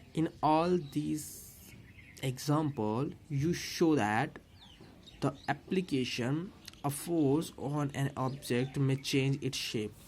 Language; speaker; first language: English; non-native, local second language; Gujarati